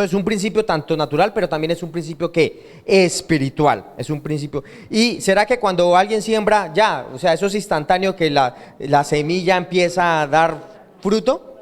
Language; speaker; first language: Spanish; native; Spanish